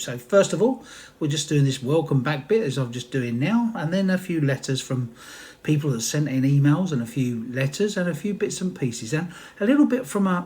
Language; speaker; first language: English; native; English